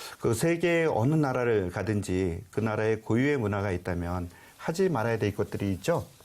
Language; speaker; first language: Korean; native; Korean